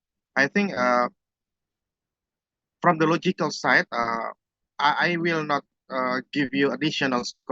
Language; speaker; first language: English; non-native, fluent; Indonesian